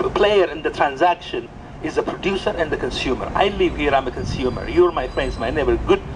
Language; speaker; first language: English; non-native, fluent; Amharic